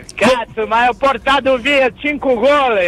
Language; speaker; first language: Italian; non-native, fluent; Portuguese